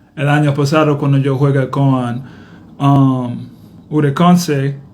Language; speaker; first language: Spanish; non-native, learner; English